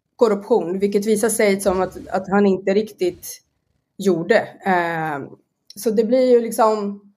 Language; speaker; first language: Swedish; non-native, fluent; Portuguese